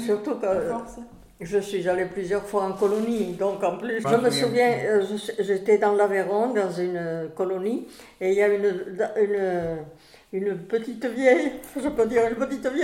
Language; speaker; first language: French; native; French